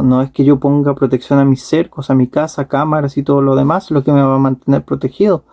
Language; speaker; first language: Spanish; native; Spanish